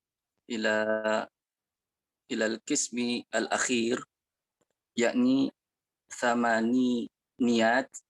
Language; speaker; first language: Arabic; non-native, learner; Indonesian